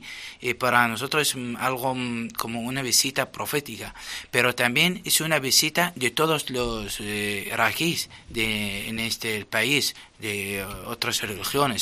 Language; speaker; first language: Spanish; non-native, fluent; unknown